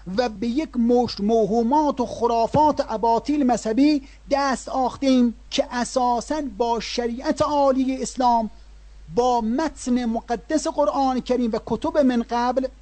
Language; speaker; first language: Persian; native; Persian